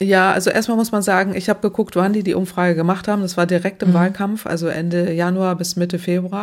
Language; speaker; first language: German; native; German